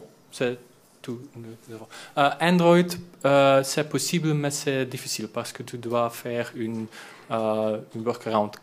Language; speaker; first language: French; non-native, learner; Dutch